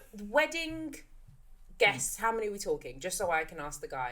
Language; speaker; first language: English; native; English